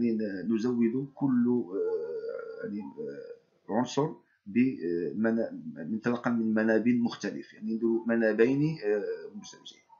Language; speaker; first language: Arabic; native; Arabic